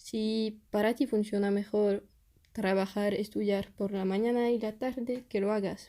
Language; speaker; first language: Spanish; non-native, fluent; French